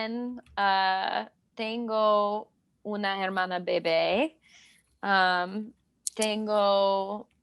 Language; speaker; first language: Spanish; non-native, learner; English